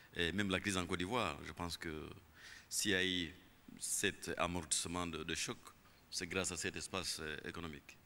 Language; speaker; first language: French; non-native, local second language; Kinyarwanda